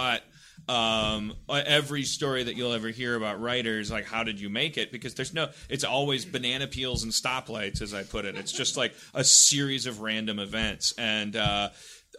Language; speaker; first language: English; native; English